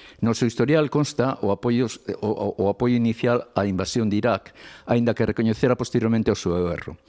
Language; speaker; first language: Galician; non-native, local second language; Spanish